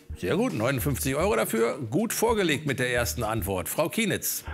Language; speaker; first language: German; native; German